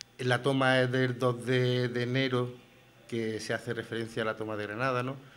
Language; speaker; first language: Spanish; native; Spanish